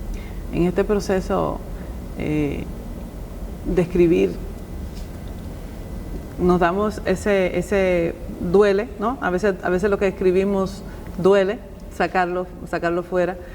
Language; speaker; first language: Spanish; native; Spanish